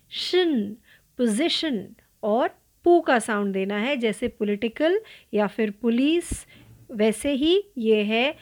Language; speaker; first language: Hindi; non-native, local second language; Marathi